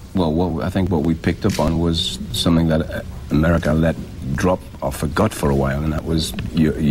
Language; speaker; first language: English; native; English